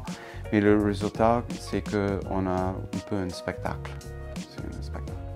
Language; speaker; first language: French; non-native, fluent; English